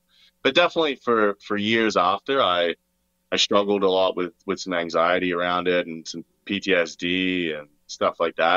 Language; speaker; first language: English; native; English